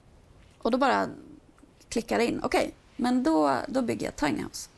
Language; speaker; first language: Swedish; native; Swedish